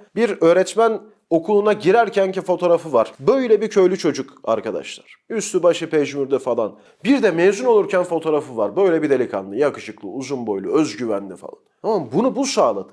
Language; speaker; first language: Turkish; native; Turkish